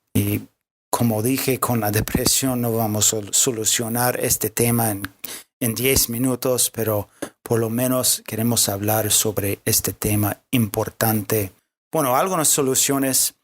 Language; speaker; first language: Spanish; non-native, fluent; English